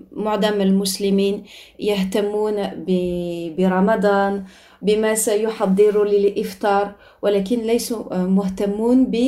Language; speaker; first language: Arabic; early bilingual, heritage; Arabic